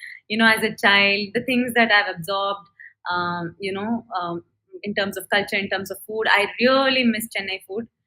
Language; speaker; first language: English; non-native, local second language; Tamil